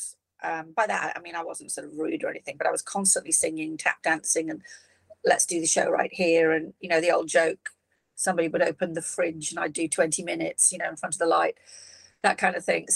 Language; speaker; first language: English; native; English